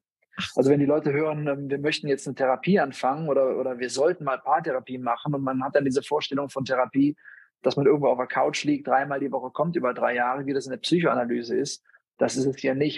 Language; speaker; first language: German; native; German